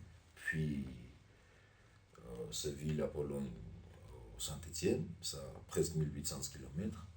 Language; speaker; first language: French; non-native, learner; Armenian